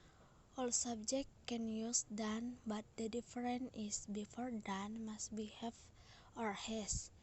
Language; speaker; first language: English; non-native, learner; Indonesian